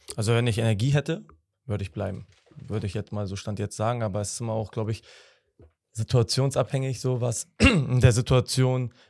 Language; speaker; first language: German; native; German